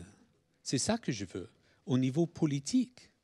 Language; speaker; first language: French; non-native, fluent; English